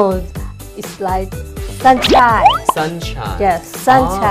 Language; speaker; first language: English; non-native, learner; Thai